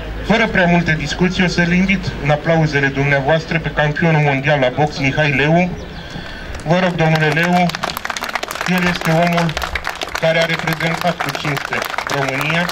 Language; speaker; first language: Romanian; native; Romanian